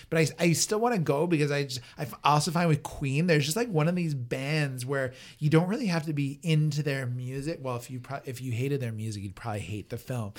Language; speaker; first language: English; native; English